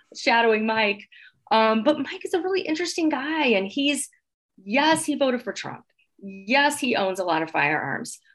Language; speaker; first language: English; native; English